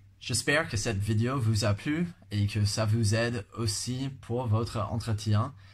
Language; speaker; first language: French; non-native, fluent; English